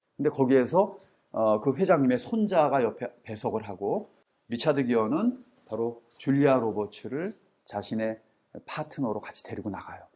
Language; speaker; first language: Korean; native; Korean